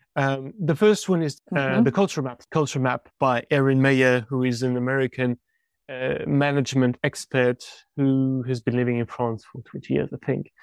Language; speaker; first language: English; non-native, fluent; French